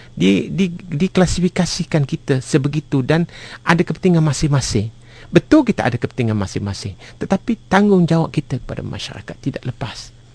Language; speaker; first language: Malay; native; Malay